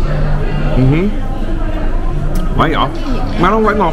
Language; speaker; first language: Vietnamese; early bilingual, heritage; Vietnamese